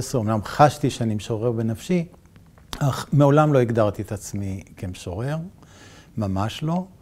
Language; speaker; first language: Hebrew; native; Hebrew